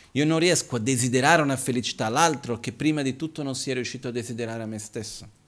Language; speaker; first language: Italian; non-native, fluent; Portuguese